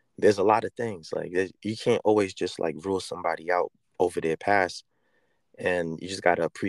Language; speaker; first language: English; native; English